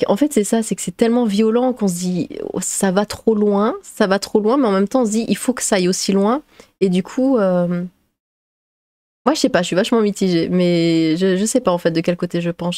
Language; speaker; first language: French; native; French